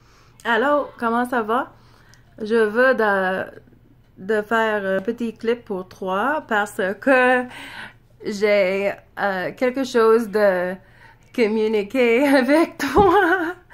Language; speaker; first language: French; non-native, learner; English